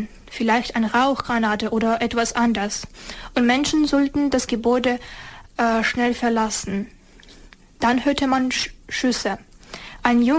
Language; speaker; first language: German; non-native, fluent; Ukrainian